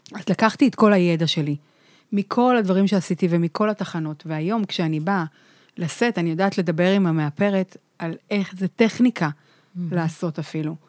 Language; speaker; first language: Hebrew; native; Hebrew